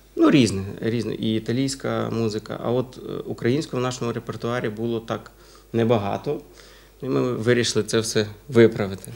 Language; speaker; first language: Ukrainian; native; Ukrainian